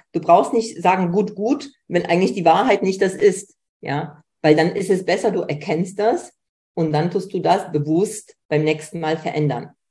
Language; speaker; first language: German; early bilingual, other home language; Polish